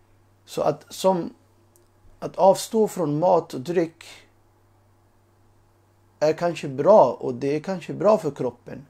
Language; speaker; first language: Swedish; early bilingual, other home language; Urdu